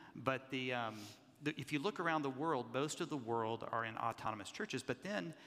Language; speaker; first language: English; native; English